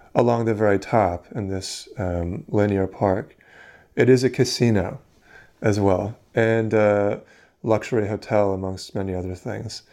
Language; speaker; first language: English; native; English